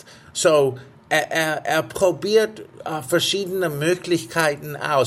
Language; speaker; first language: German; non-native, fluent; English